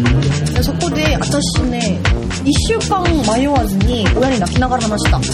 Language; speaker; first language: Japanese; non-native, fluent; Korean